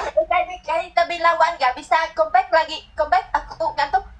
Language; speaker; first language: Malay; non-native, learner; Vietnamese